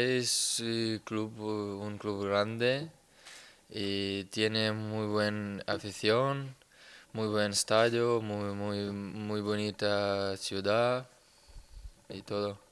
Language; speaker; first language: Spanish; non-native, learner; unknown